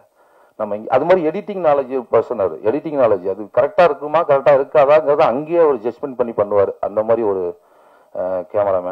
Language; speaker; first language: Tamil; native; Tamil